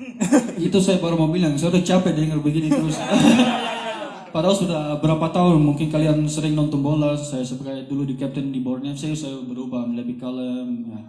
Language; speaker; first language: Indonesian; non-native, fluent; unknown